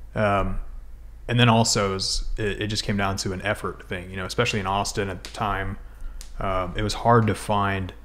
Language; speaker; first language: English; native; English